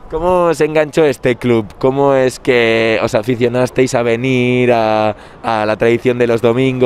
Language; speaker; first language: Spanish; native; Spanish